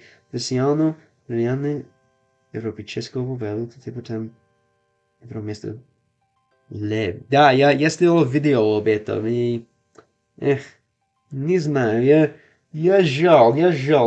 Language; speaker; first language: Russian; non-native, learner; English